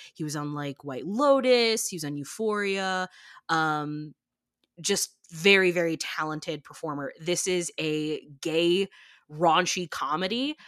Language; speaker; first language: English; native; English